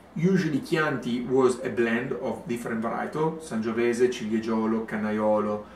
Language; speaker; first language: English; non-native, fluent; Italian